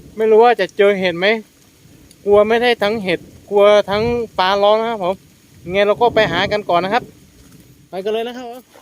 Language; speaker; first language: Thai; native; Thai